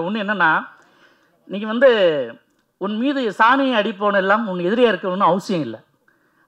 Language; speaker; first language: Tamil; native; Tamil